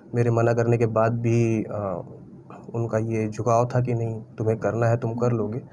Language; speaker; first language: Hindi; native; Hindi